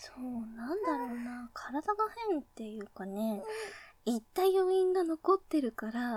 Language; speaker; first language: Japanese; native; Japanese